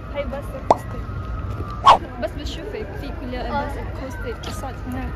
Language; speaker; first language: Arabic; non-native, learner; Malay